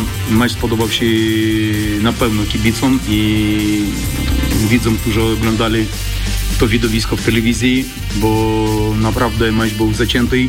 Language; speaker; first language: Polish; non-native, fluent; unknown